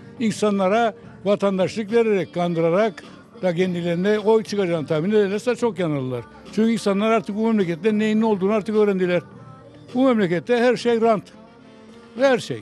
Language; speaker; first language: Turkish; native; Turkish